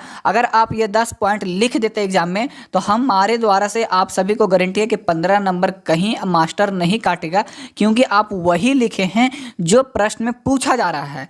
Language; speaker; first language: Hindi; native; Hindi